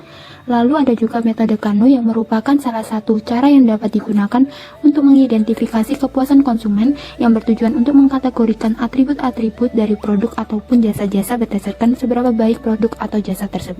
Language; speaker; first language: Indonesian; native; Indonesian